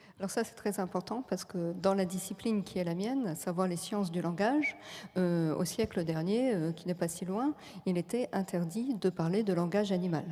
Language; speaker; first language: French; native; French